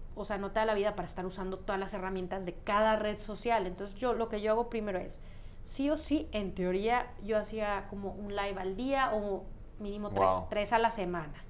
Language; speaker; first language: Spanish; native; Spanish